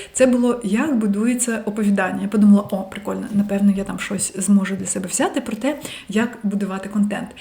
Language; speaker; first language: Ukrainian; non-native, local second language; Russian